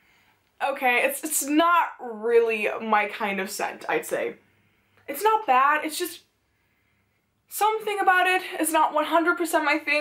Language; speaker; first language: English; non-native, fluent; Dutch